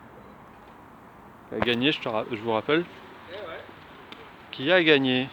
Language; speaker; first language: French; native; French